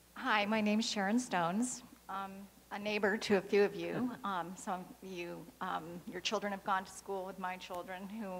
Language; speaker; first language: English; native; English